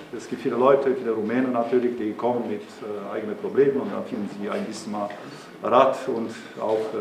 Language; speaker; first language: German; non-native, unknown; Romanian